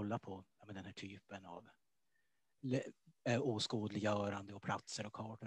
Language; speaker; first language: Swedish; native; Swedish